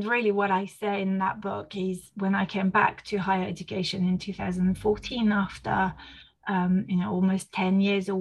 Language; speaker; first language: English; non-native, fluent; French